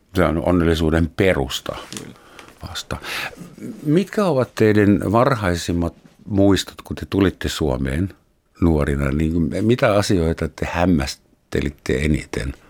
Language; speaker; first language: Finnish; non-native, fluent; German